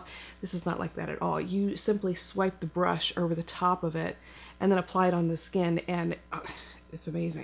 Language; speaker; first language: English; native; English